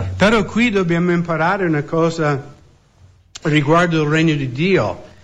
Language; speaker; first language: Italian; non-native, fluent; English